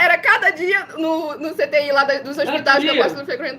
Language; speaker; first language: Portuguese; native; Portuguese